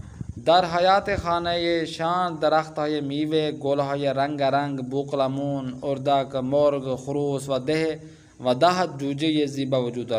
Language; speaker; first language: Persian; non-native, fluent; Urdu